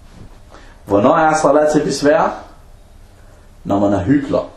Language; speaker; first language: Danish; non-native, fluent; Arabic